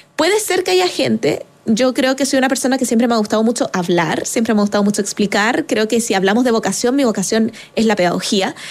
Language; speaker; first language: Spanish; native; Spanish